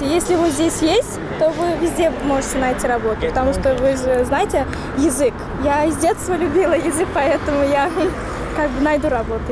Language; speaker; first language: Russian; non-native, local second language; Tajik